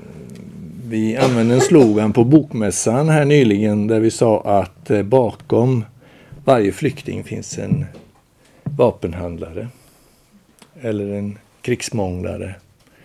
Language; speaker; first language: Swedish; native; Swedish